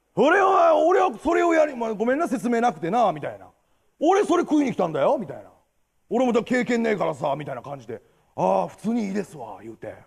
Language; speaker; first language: Japanese; native; Japanese